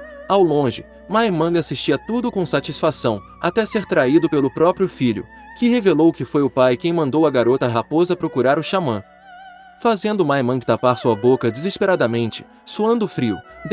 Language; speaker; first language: Portuguese; native; Portuguese